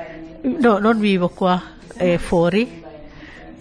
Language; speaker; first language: Italian; non-native, learner; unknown